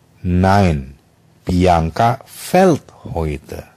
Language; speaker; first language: German; non-native, fluent; Indonesian